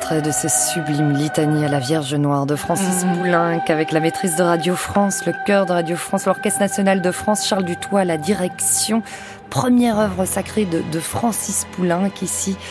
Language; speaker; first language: French; native; French